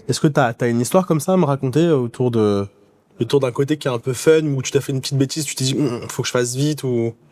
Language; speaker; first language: French; native; French